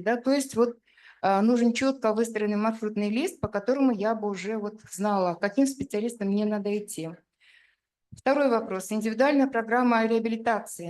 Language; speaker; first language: Russian; native; Russian